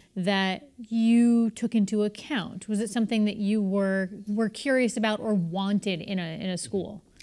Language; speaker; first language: English; native; English